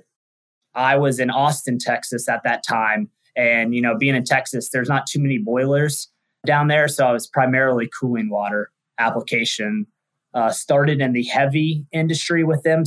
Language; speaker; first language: English; native; English